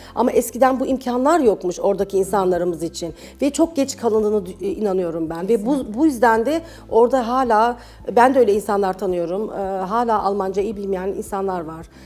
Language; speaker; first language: Turkish; early bilingual, heritage; Turkish